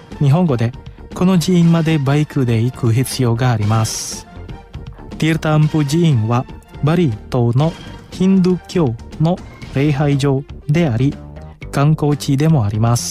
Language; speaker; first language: Japanese; non-native, fluent; Indonesian